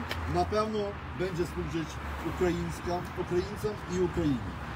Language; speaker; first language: Polish; non-native, fluent; Ukrainian